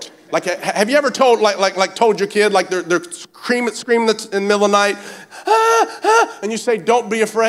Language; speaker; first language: English; native; English